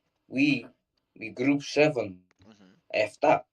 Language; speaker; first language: English; non-native, learner; Greek